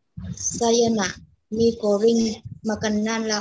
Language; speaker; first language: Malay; non-native, learner; Vietnamese